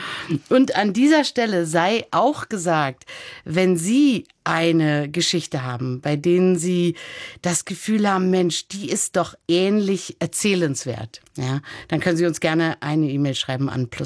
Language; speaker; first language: German; native; German